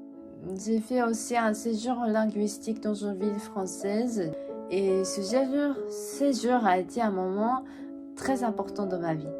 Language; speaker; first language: French; non-native, fluent; Japanese